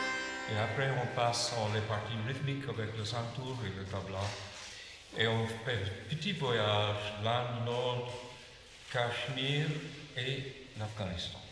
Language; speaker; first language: French; non-native, learner; English